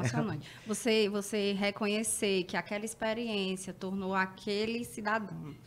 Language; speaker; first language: Portuguese; native; Portuguese